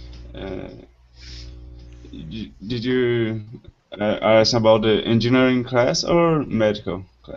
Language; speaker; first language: English; non-native, learner; Portuguese